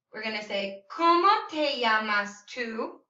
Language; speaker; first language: Spanish; non-native, learner; English